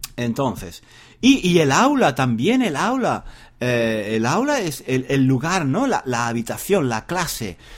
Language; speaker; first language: Spanish; native; Spanish